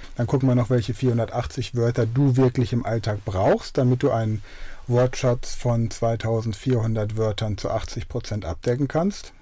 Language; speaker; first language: German; native; German